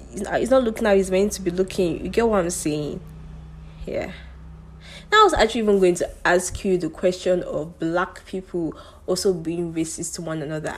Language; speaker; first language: English; non-native, local second language; Yoruba